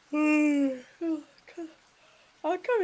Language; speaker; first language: English; native; English